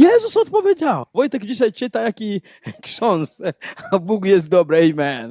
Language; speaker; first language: Polish; non-native, learner; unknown